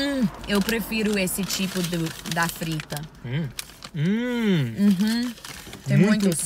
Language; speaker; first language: Portuguese; non-native, learner; English